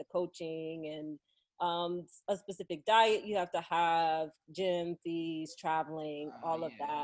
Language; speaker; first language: English; native; English